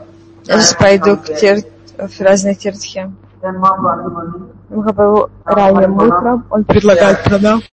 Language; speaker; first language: Russian; non-native, fluent; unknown